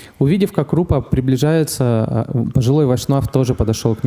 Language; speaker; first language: Russian; native; Russian